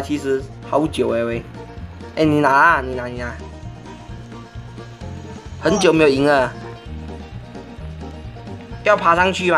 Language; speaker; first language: Chinese; native; Chinese